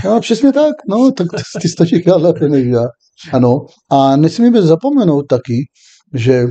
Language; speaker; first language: Czech; non-native, fluent; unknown